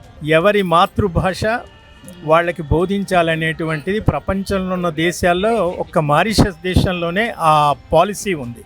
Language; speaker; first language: Telugu; native; Telugu